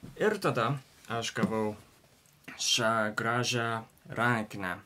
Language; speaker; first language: Lithuanian; non-native, learner; Japanese